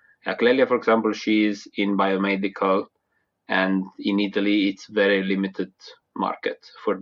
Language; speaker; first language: English; non-native, fluent; Italian